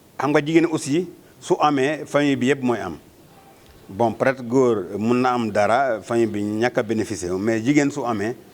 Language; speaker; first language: Wolof; non-native, local second language; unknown